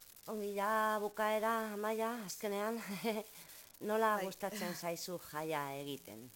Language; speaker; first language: Basque; non-native, local second language; Spanish